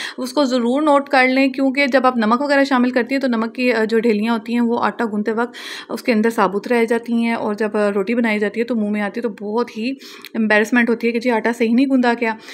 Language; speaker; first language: Urdu; native; Urdu